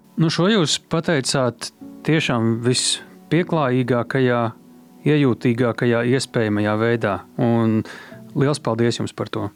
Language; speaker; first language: Latvian; native; Latvian